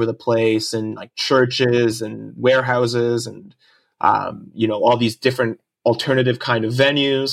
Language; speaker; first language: English; early bilingual, other home language; Japanese